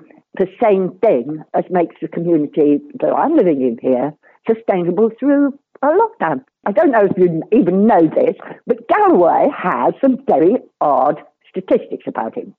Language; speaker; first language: English; native; English